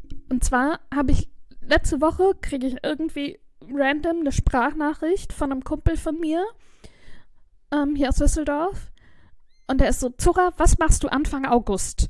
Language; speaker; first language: German; native; German